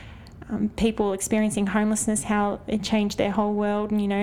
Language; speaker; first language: English; native; English